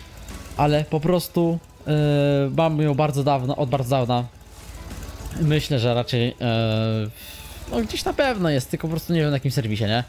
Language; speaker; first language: Polish; native; Polish